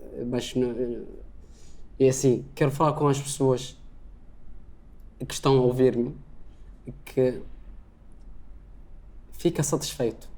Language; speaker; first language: Portuguese; non-native, learner; Arabic